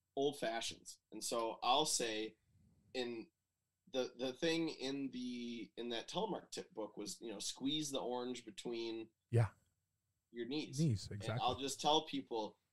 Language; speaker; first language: English; native; English